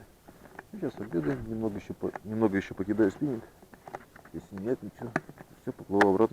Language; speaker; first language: Russian; native; Russian